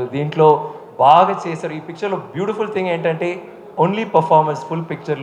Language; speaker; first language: Telugu; non-native, local second language; Tamil